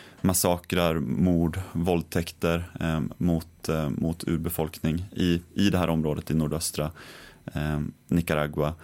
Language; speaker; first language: Swedish; native; Swedish